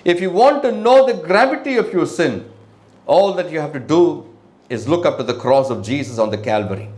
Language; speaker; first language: English; non-native, local second language; Tamil